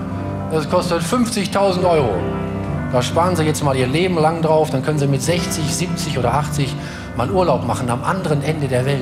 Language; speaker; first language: German; native; German